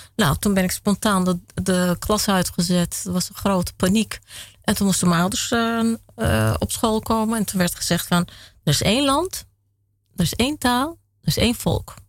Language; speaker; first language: Dutch; early bilingual, other home language; Kurdish